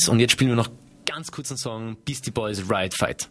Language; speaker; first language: German; native; German